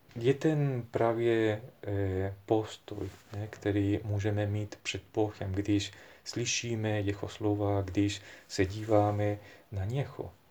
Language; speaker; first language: Czech; non-native, fluent; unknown